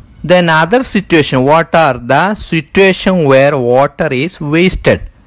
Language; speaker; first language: English; non-native, local second language; Malayalam